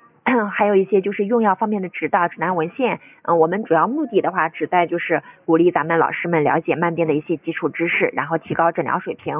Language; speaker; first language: Chinese; native; Chinese